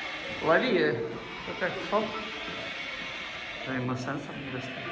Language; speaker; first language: Russian; native; Russian